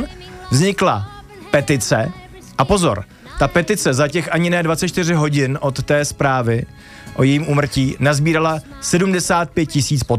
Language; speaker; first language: Czech; native; Czech